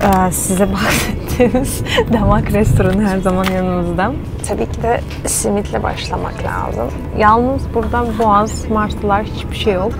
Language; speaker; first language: Turkish; non-native, fluent; Russian